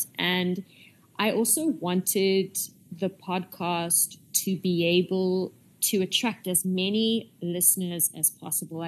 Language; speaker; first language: English; native; English